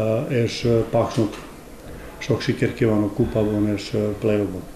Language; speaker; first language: Hungarian; non-native, learner; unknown